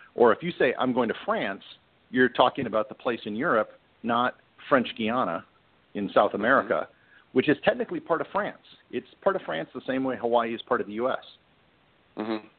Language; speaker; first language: English; native; English